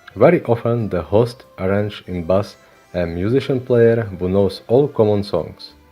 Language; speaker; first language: English; non-native, learner; Slovak